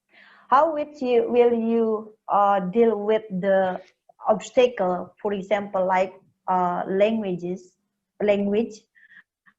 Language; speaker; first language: English; non-native, learner; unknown